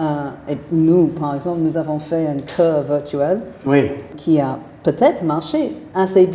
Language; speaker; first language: French; non-native, fluent; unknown